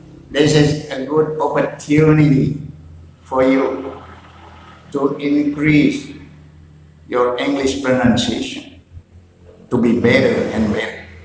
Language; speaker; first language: English; non-native, fluent; Indonesian